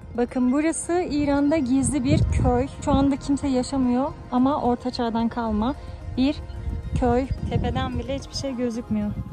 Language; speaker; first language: Turkish; native; Turkish